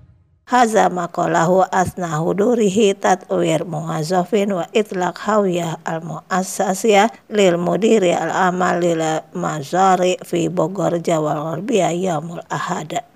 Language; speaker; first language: Arabic; non-native, learner; Indonesian